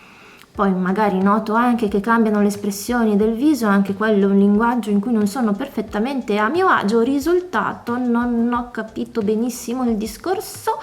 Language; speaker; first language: Italian; native; Italian